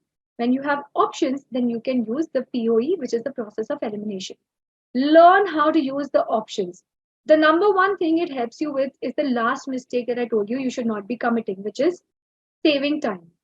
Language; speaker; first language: English; non-native, local second language; Hindi